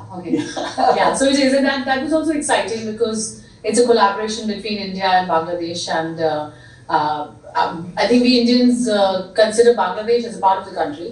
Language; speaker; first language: English; non-native, local second language; Hindi